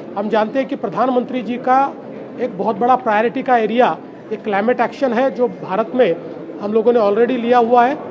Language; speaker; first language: Hindi; non-native, local second language; Marathi